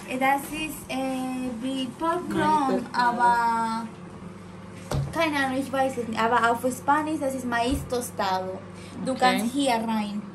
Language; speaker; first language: German; non-native, learner; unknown